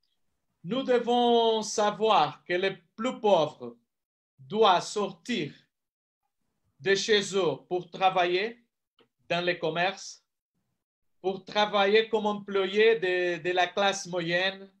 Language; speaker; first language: French; non-native, fluent; Portuguese